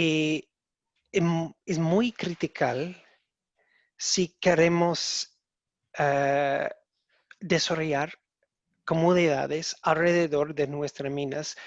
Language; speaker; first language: Spanish; non-native, learner; English